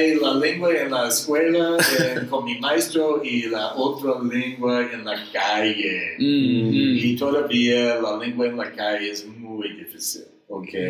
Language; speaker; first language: Spanish; non-native, learner; English